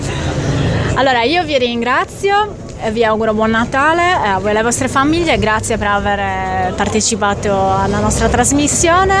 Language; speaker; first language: Italian; native; Italian